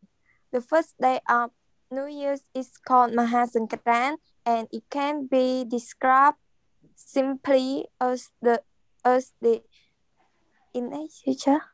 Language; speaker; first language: English; non-native, learner; Khmer